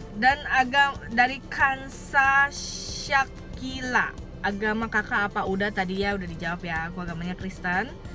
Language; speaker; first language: Indonesian; native; Indonesian